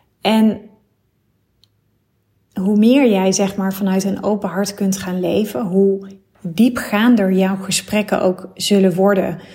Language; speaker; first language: Dutch; native; Dutch